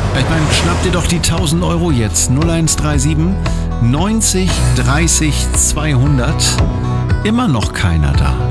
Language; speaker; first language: German; native; German